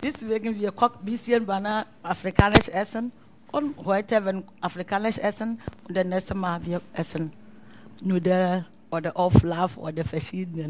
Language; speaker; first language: German; non-native, learner; Akan